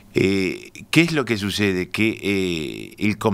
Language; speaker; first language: Spanish; native; Spanish